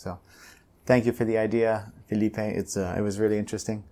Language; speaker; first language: English; native; English